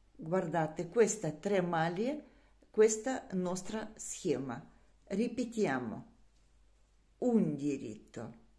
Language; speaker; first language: Italian; non-native, learner; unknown